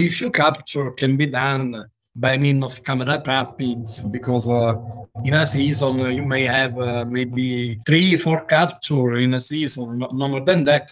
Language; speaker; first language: English; non-native, learner; Italian